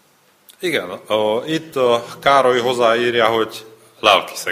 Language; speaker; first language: Hungarian; non-native, learner; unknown